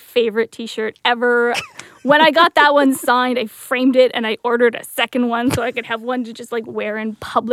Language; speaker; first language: English; native; English